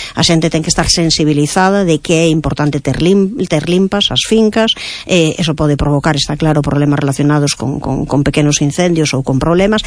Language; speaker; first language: Galician; native; Galician